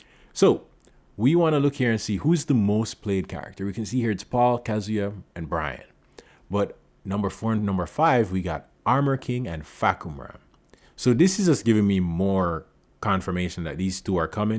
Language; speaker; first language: English; native; English